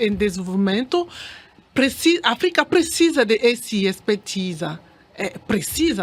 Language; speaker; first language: Portuguese; non-native, learner; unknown